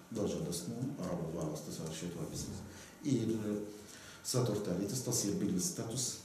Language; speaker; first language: Latvian; non-native, learner; Arabic